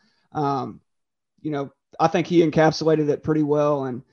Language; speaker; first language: English; native; English